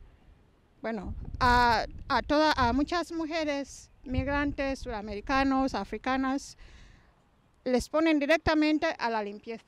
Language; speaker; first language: Spanish; non-native, fluent; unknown